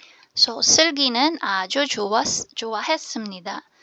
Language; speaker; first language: Korean; non-native, fluent; Filipino